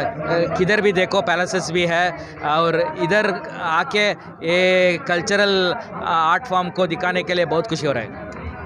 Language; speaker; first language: Hindi; non-native, local second language; Kannada